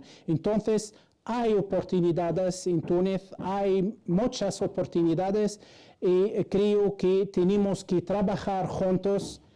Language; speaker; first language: Spanish; non-native, fluent; Arabic